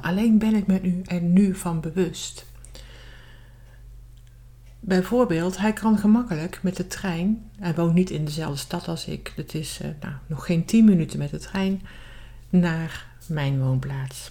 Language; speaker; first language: Dutch; native; Dutch